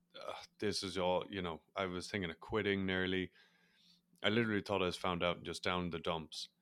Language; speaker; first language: English; native; English